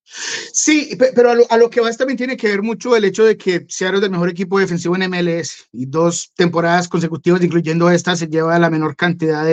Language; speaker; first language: Spanish; native; Spanish